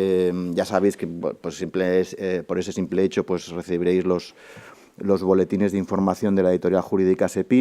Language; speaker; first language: Spanish; native; Spanish